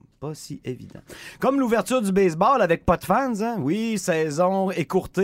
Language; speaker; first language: French; native; French